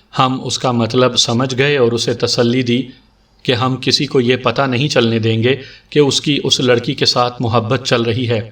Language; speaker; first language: Urdu; native; Urdu